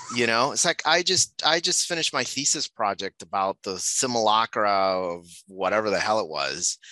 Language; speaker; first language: English; non-native, fluent; Spanish